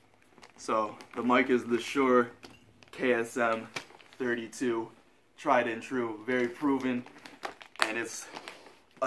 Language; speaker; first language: English; native; English